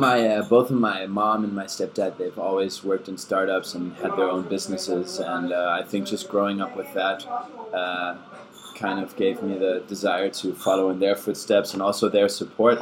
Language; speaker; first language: English; early bilingual, other home language; German